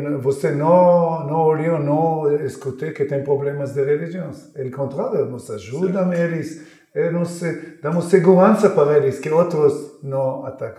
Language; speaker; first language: Portuguese; non-native, learner; Hebrew